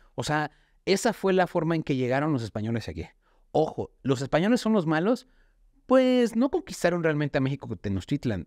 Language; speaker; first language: Spanish; native; Spanish